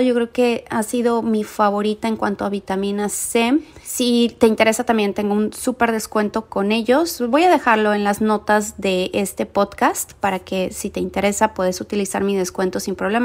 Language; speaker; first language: Spanish; native; Spanish